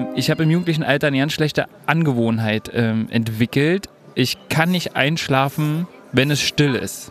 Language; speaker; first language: German; native; German